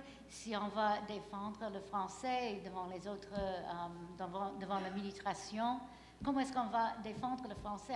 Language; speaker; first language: French; non-native, fluent; English